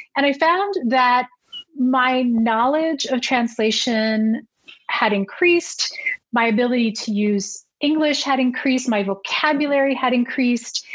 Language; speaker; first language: English; early bilingual, other home language; Spanish